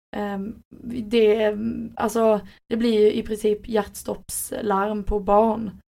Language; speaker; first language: Swedish; native; Swedish